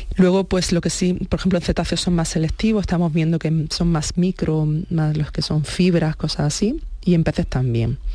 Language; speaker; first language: Spanish; native; Spanish